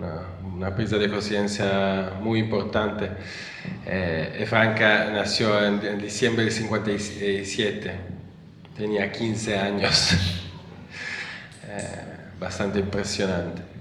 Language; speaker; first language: Spanish; non-native, fluent; Italian